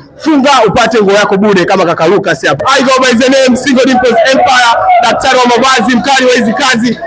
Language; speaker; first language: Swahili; native; Swahili